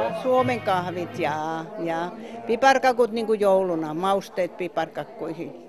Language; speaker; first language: Finnish; non-native, fluent; Estonian